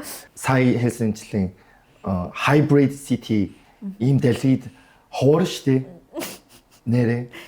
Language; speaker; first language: Mongolian; non-native, fluent; Korean